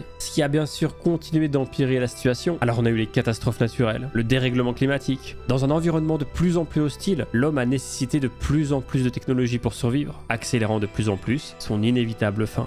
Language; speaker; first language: French; native; French